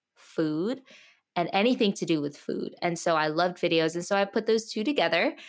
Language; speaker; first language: English; early bilingual, other home language; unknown